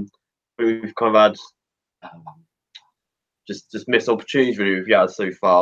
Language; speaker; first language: English; native; English